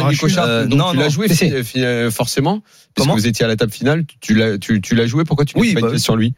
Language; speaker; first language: French; native; French